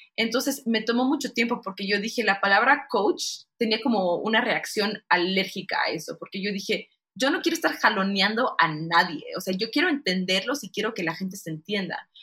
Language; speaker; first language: Spanish; early bilingual, heritage; Spanish